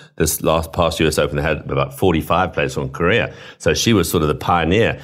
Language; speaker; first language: English; native; English